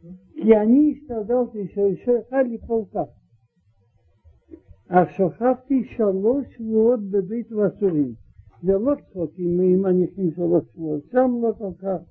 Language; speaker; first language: Hebrew; non-native, learner; Russian